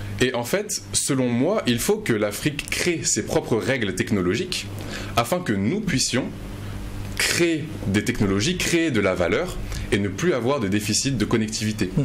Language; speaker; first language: French; non-native, local second language; Mossi